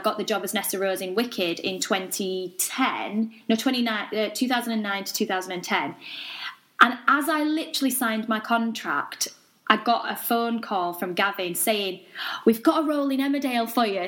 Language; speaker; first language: English; native; English